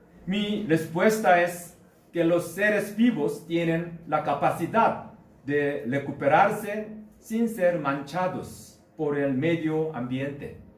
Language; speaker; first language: Spanish; non-native, learner; Korean